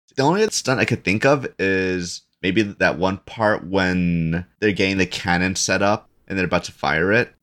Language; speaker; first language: English; early bilingual, other home language; Spanish